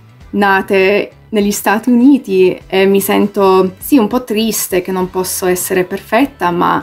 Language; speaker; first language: Italian; early bilingual, heritage; English